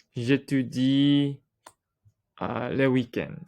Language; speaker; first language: French; non-native, learner; English